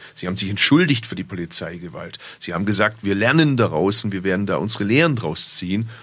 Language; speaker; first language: German; early bilingual, other home language; Turkish